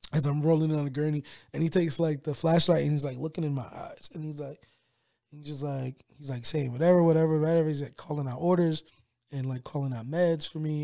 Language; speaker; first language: English; native; English